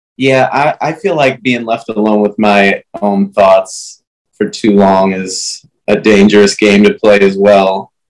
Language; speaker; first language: English; native; English